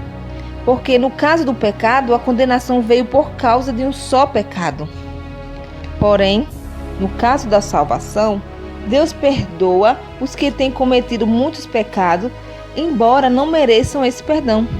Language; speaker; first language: Portuguese; native; Portuguese